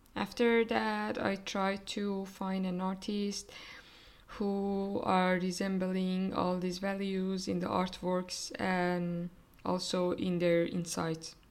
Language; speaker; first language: English; non-native, fluent; Persian